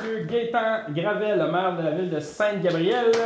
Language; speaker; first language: French; native; French